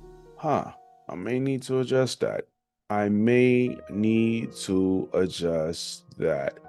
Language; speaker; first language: English; native; English